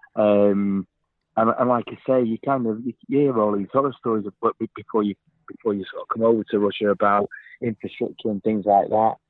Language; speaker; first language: English; native; English